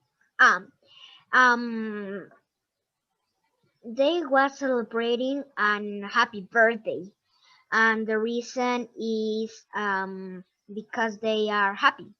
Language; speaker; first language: English; non-native, learner; Spanish